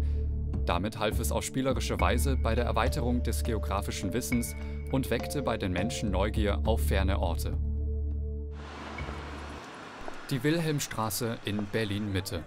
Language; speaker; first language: German; native; German